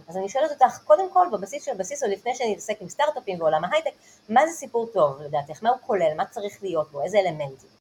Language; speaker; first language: Hebrew; native; Hebrew